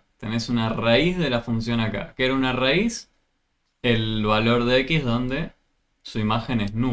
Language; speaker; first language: Spanish; native; Spanish